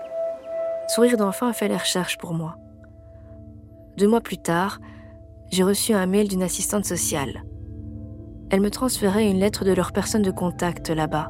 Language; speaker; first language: French; native; French